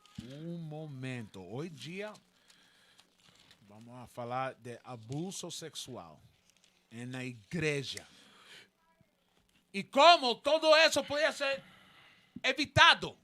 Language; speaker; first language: Portuguese; non-native, learner; Spanish